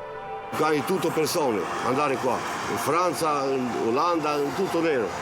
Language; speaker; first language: Italian; non-native, learner; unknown